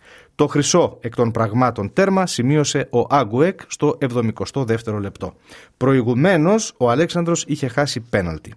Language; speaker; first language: Greek; native; Greek